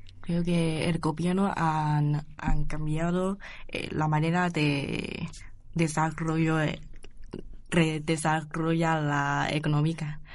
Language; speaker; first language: Spanish; non-native, learner; Chinese